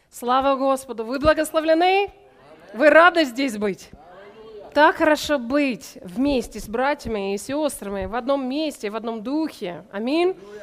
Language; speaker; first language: Russian; non-native, learner; English